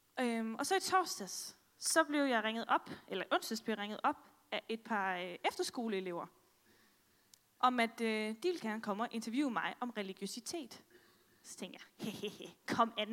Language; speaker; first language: Danish; native; Danish